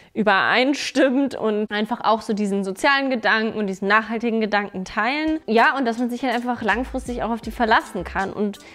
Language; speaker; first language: German; native; German